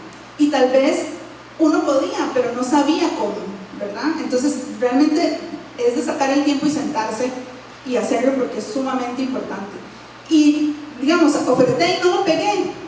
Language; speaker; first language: Spanish; native; Spanish